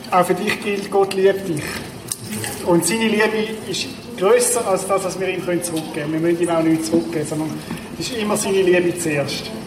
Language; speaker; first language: German; native; German